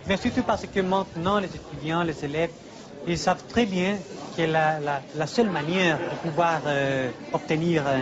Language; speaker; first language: French; non-native, fluent; Spanish